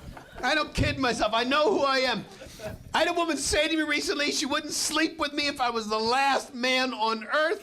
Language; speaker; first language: English; native; English